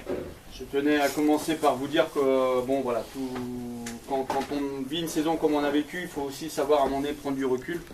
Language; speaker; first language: French; native; French